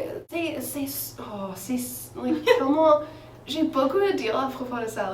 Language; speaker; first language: French; non-native, fluent; English